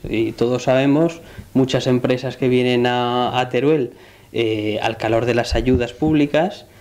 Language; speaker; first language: Spanish; native; Spanish